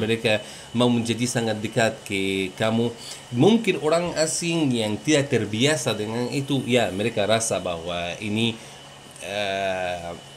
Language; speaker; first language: Indonesian; non-native, learner; French